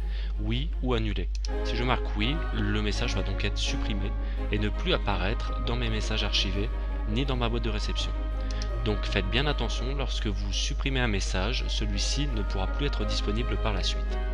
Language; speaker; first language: French; native; French